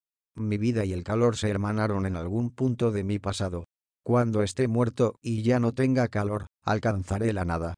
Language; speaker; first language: Spanish; native; Spanish